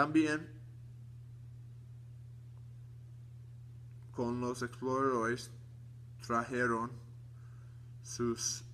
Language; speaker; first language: Spanish; non-native, learner; English